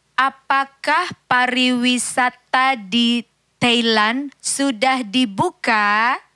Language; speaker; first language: Indonesian; native; Indonesian